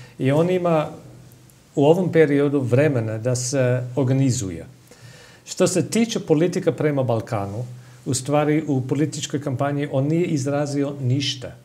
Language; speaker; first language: Serbian; non-native, fluent; English